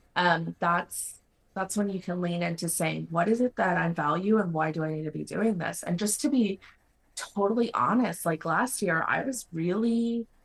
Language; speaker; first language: English; non-native, fluent; Spanish